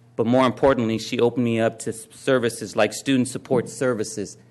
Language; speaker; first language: English; native; English